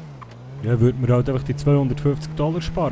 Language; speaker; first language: German; native; German